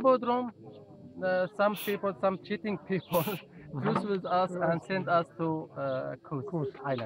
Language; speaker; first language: English; non-native, learner; Kurdish